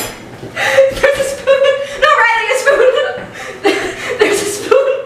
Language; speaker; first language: English; native; English